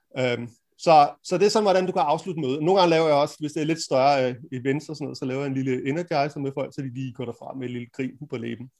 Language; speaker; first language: Danish; native; Danish